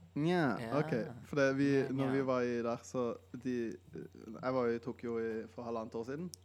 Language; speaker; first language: Norwegian; native; Norwegian